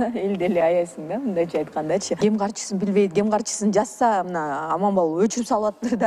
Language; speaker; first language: Kyrgyz; native; Kyrgyz